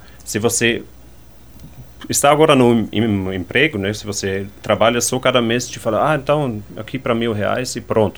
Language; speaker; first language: Portuguese; non-native, fluent; German